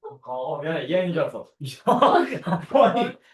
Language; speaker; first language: Korean; native; Korean